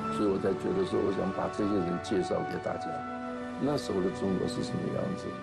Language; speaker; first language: Chinese; native; Chinese